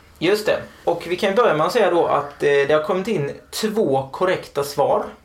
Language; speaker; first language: Swedish; native; Swedish